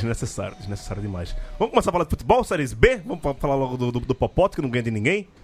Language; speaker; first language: Portuguese; native; Portuguese